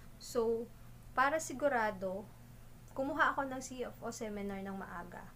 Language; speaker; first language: Filipino; native; Filipino